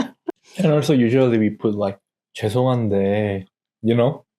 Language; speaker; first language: English; non-native, learner; Korean